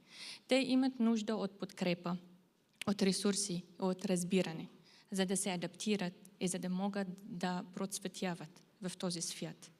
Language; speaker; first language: Bulgarian; non-native, fluent; Arabic